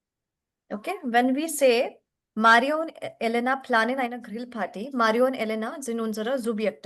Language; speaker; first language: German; non-native, fluent; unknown